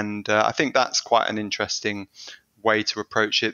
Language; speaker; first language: English; native; English